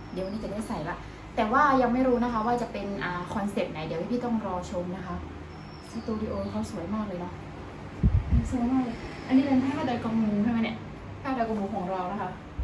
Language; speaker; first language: Thai; non-native, local second language; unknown